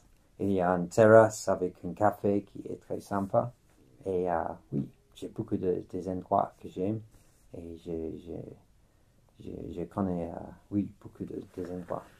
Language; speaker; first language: French; non-native, fluent; English